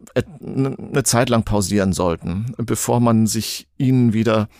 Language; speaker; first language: German; non-native, fluent; Ukrainian